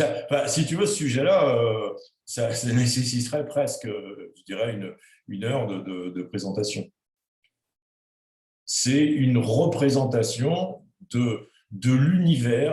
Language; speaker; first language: French; native; French